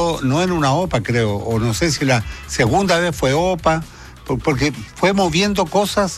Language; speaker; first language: Spanish; native; Spanish